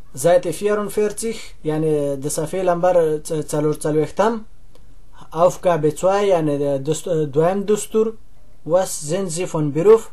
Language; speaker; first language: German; non-native, learner; Pashto